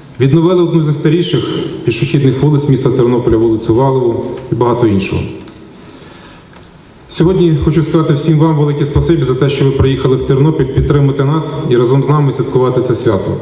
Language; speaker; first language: Ukrainian; native; Ukrainian